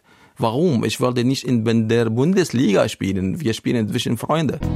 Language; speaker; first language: German; non-native, learner; Arabic